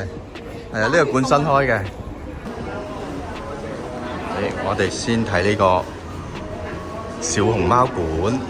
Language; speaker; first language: Chinese; native; Chinese